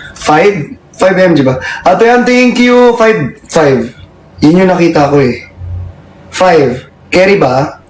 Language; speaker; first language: Filipino; native; Filipino